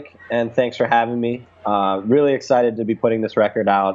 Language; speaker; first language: English; native; English